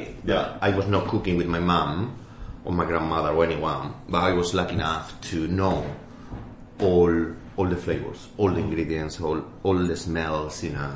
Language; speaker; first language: English; non-native, fluent; Spanish